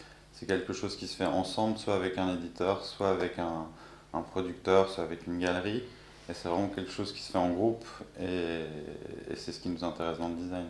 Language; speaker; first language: French; native; French